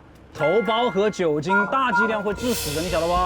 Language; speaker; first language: Chinese; native; Chinese